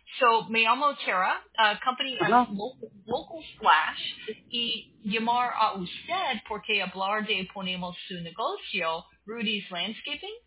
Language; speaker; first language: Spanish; non-native, learner; English